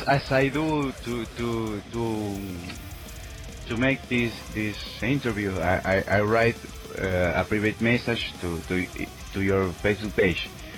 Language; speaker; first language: English; non-native, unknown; Spanish